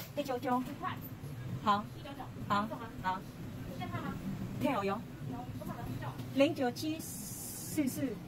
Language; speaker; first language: Chinese; non-native, learner; Filipino